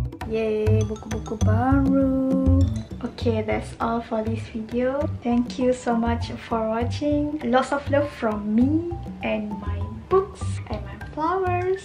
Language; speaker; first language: English; non-native, local second language; Malay